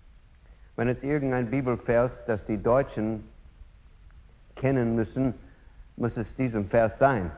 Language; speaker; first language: German; non-native, fluent; English